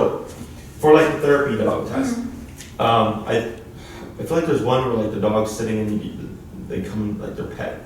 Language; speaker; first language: English; native; English